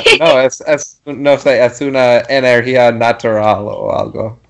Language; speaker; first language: Spanish; non-native, learner; English